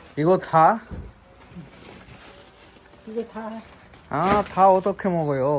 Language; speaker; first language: Korean; non-native, learner; Bangla